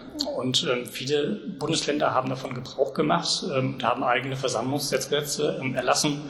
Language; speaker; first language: German; native; German